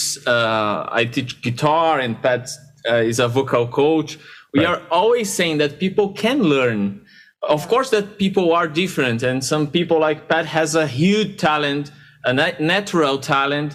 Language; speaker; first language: English; non-native, fluent; Portuguese